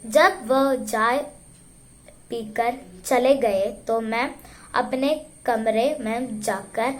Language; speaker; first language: Hindi; non-native, local second language; Malayalam